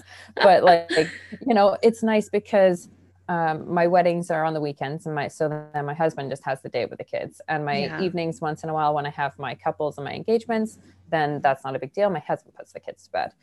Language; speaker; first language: English; native; English